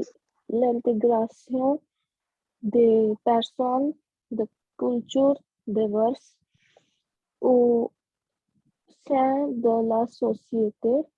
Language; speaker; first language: French; non-native, learner; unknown